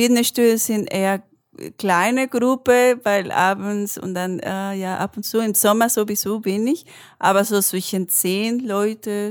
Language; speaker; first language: German; non-native, learner; Spanish